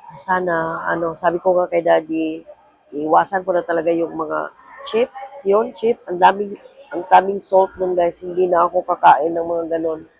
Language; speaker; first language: Filipino; non-native, local second language; Cebuano